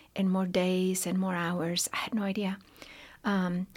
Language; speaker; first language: English; non-native, fluent; Spanish